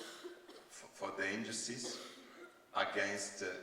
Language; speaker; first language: English; non-native, learner; Italian